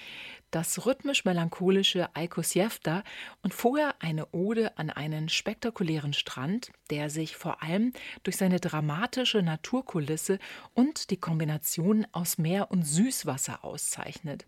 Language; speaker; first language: German; native; German